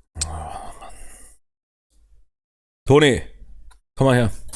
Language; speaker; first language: German; native; German